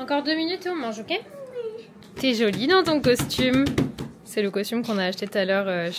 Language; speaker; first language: French; native; French